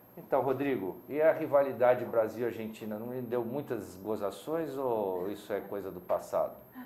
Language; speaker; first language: Portuguese; native; Portuguese